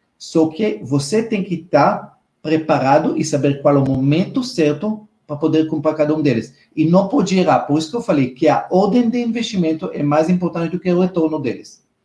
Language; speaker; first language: Portuguese; non-native, fluent; Hebrew